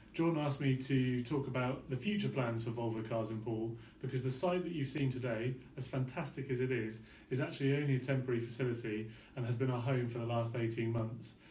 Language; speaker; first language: English; native; English